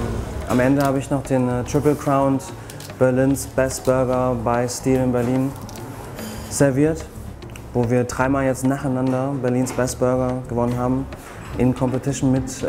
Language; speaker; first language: German; native; German